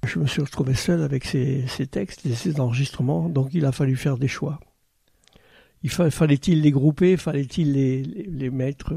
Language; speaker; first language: French; native; French